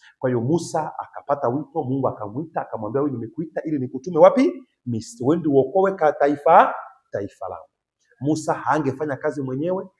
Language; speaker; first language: Swahili; native; Swahili